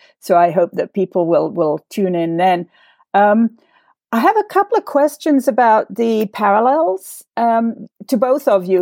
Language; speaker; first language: English; native; English